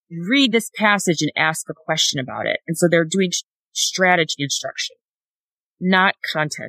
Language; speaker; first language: English; native; English